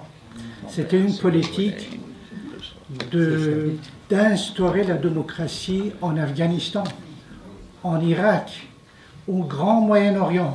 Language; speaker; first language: French; non-native, fluent; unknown